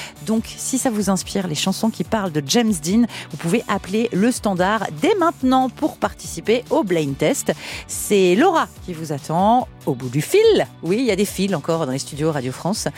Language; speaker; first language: French; native; French